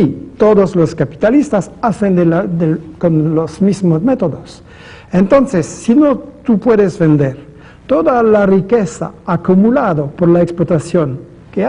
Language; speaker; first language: Spanish; non-native, fluent; French